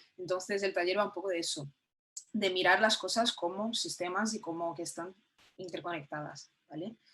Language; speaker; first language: Spanish; non-native, fluent; Portuguese